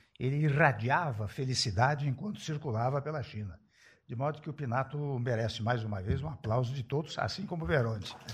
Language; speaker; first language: Portuguese; early bilingual, other home language; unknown